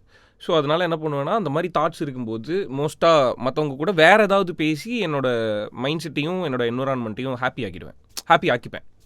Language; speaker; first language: Tamil; native; Tamil